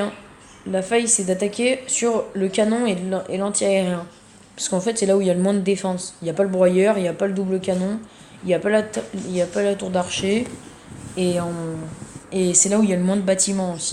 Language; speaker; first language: French; native; French